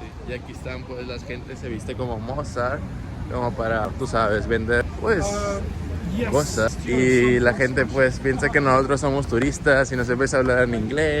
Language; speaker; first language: Spanish; native; Spanish